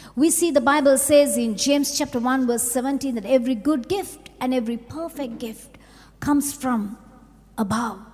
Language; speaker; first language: English; non-native, local second language; Sinhala